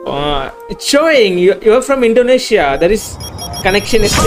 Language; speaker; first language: English; non-native, learner; Tamil